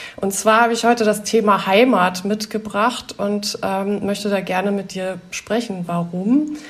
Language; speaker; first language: German; native; German